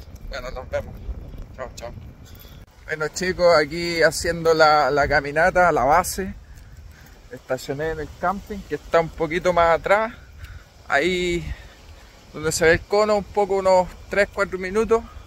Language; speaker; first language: Spanish; native; Spanish